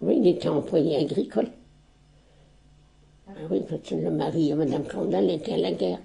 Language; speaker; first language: French; non-native, local second language; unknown